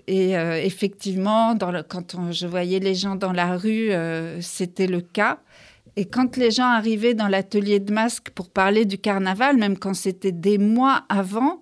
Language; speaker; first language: French; native; French